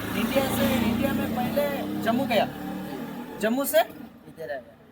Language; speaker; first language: Hindi; non-native, learner; Bangla